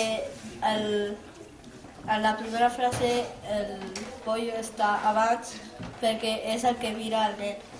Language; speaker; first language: Catalan; early bilingual, other home language; Chinese